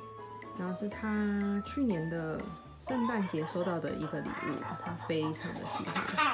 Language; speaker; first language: Chinese; native; Chinese